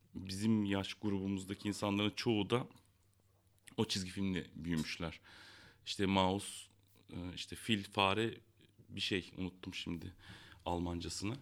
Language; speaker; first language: Turkish; native; Turkish